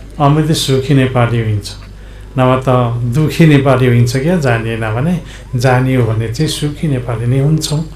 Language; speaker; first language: Nepali; non-native, local second language; Limbu